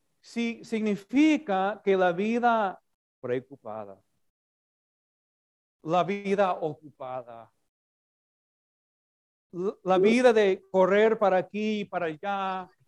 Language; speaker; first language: Spanish; non-native, fluent; English